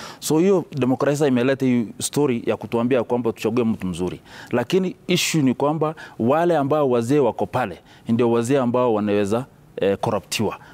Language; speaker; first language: Swahili; non-native, local second language; Somali